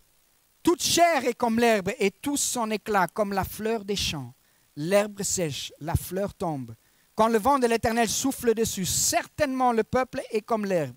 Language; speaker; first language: French; native; French